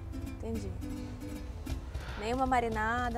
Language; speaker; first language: Portuguese; native; Portuguese